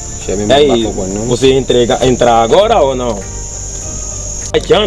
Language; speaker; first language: Portuguese; non-native, learner; Haitian Creole